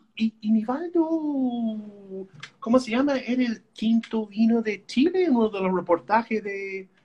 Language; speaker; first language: Spanish; non-native, fluent; English